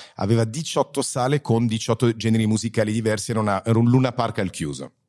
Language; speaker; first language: Italian; early bilingual, heritage; Italian